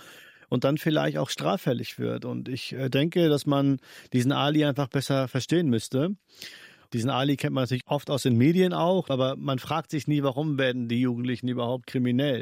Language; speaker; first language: German; early bilingual, other home language; Albanian